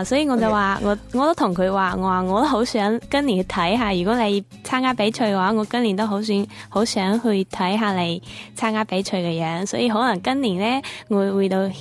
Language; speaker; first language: Cantonese; native; Cantonese